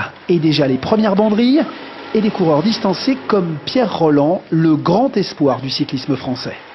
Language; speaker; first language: French; native; French